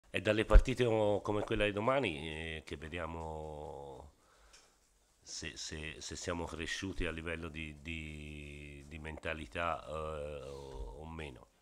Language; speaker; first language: Italian; native; Italian